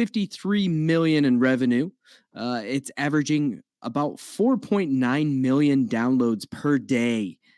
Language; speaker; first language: English; native; English